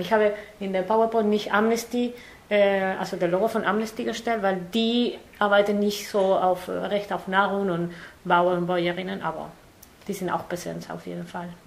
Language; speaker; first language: German; non-native, fluent; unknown